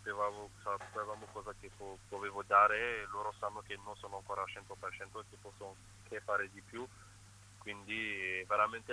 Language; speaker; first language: Italian; non-native, fluent; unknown